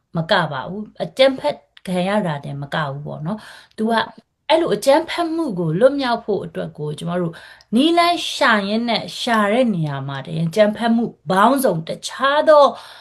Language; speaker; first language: Burmese; non-native, local second language; Rohingya